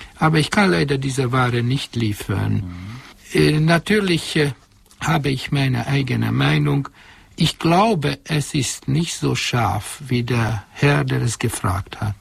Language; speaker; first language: German; non-native, fluent; Hungarian